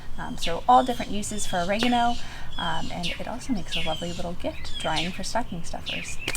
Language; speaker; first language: English; native; English